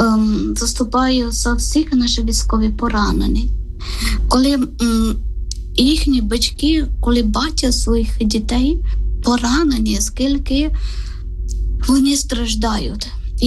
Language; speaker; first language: Ukrainian; non-native, learner; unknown